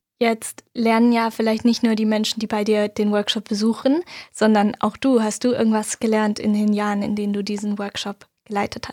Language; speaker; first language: German; native; German